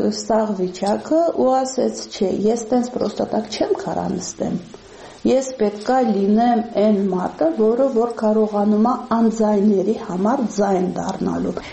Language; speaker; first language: Armenian; non-native, fluent; Uzbek